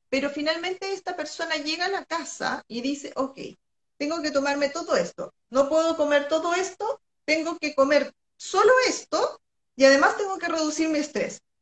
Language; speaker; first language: Spanish; native; Spanish